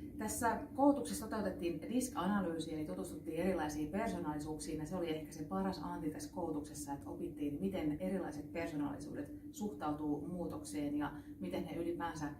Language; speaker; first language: Finnish; native; Finnish